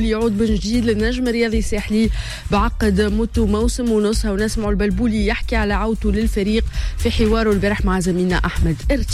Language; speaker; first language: Arabic; native; Arabic